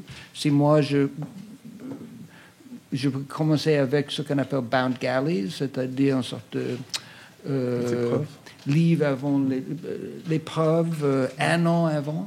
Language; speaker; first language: French; non-native, fluent; English